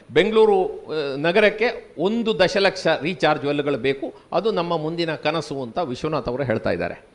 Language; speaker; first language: Kannada; native; Kannada